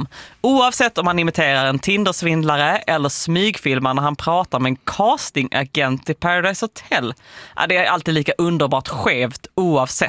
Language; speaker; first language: Swedish; native; Swedish